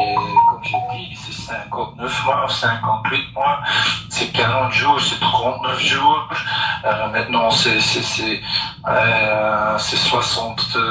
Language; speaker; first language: French; non-native, learner; Dutch